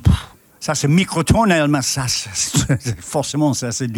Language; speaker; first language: French; non-native, fluent; English